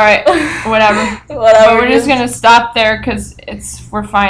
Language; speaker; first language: English; native; English